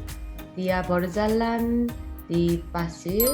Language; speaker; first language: Indonesian; non-native, learner; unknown